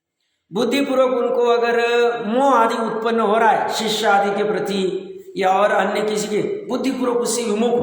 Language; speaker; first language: Hindi; native; Hindi